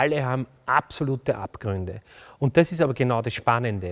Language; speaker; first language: German; native; German